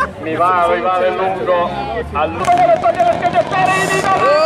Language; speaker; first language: Italian; native; Italian